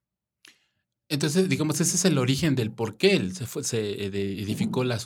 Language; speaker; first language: Spanish; native; Spanish